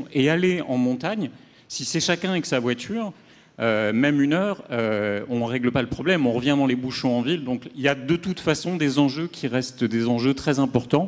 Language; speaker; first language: French; native; French